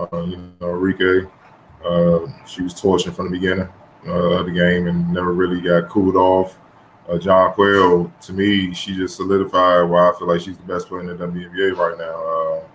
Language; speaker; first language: English; native; English